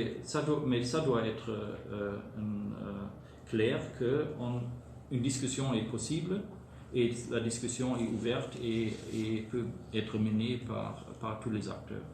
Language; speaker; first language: French; non-native, fluent; German